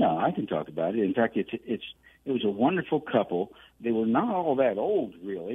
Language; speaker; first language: English; native; English